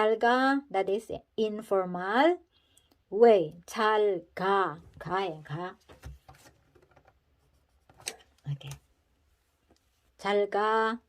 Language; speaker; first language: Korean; non-native, fluent; Filipino